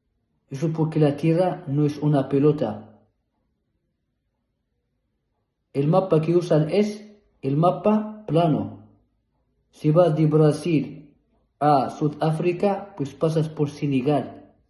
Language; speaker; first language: Spanish; non-native, fluent; Arabic